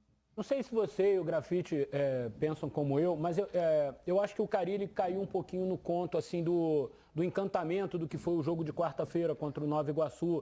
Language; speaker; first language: Portuguese; native; Portuguese